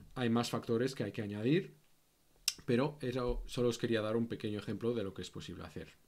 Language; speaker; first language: Spanish; native; Spanish